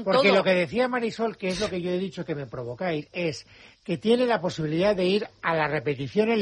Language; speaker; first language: Spanish; native; Spanish